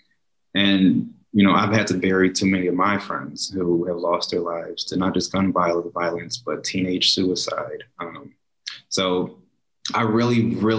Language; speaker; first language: English; native; English